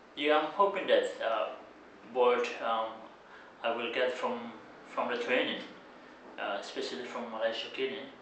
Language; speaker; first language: English; non-native, learner; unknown